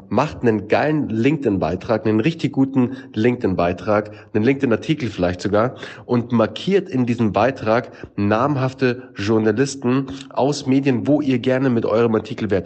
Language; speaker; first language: German; native; German